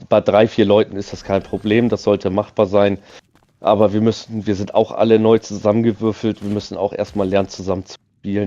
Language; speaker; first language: German; native; German